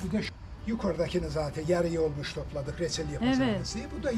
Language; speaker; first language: Turkish; native; Turkish